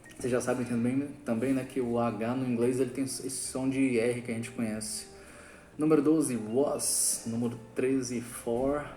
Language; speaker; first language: Portuguese; native; Portuguese